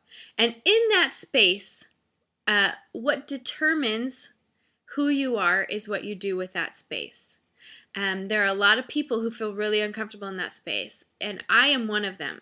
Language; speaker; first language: English; native; English